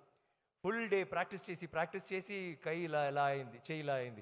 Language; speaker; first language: Telugu; non-native, learner; Tamil